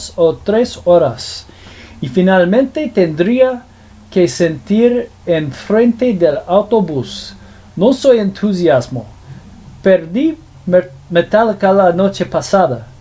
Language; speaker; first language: Spanish; non-native, learner; English